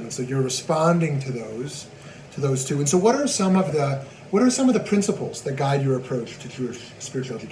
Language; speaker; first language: English; native; English